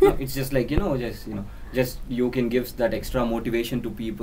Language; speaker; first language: Telugu; native; Telugu